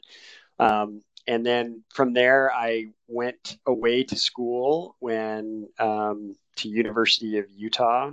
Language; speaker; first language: English; native; English